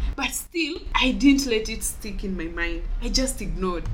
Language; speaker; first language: English; non-native, local second language; Luo (Kenya and Tanzania)